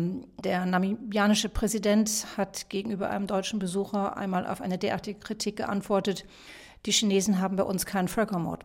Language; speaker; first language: German; native; German